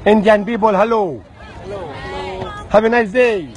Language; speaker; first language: English; non-native, learner; Arabic